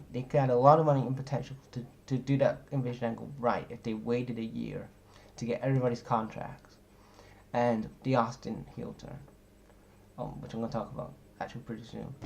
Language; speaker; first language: English; native; English